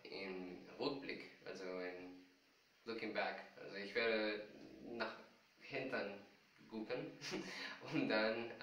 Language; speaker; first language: German; non-native, fluent; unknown